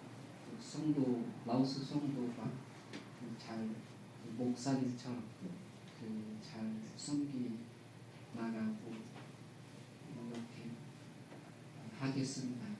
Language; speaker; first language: Korean; non-native, learner; Lao